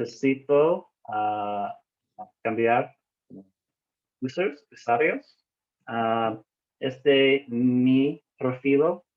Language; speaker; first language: Spanish; non-native, learner; English